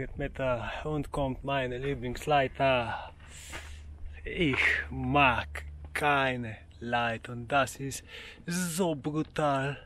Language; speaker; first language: German; non-native, fluent; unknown